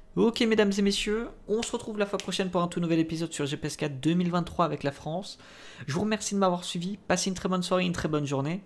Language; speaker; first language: French; native; French